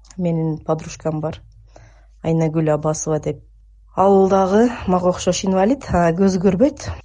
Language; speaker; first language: Kyrgyz; non-native, local second language; Uzbek